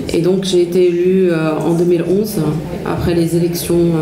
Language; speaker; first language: French; non-native, local second language; Arabic